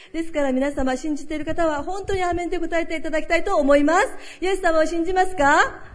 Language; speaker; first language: Japanese; early bilingual, other home language; Korean